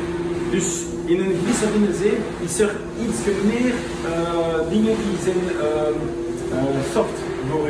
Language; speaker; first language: Dutch; non-native, local second language; French